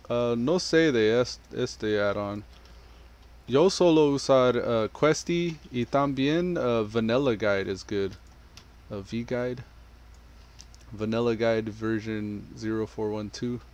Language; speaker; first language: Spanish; non-native, learner; English